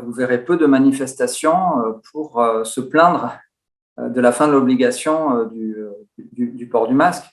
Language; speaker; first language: French; native; French